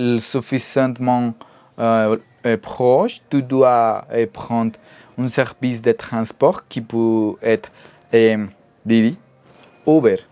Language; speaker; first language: French; non-native, learner; Spanish